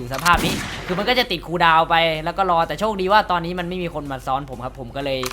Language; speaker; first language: Thai; native; Thai